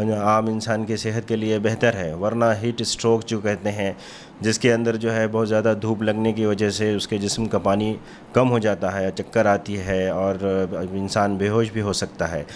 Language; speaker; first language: Hindi; non-native, local second language; Urdu